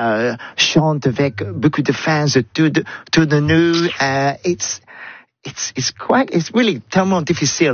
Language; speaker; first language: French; non-native, learner; English